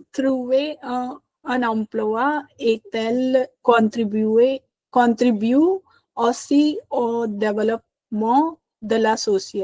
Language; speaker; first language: French; non-native, learner; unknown